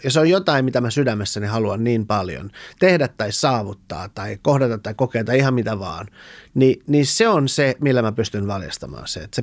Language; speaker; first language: Finnish; early bilingual, other home language; Persian